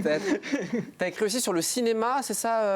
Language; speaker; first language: French; native; French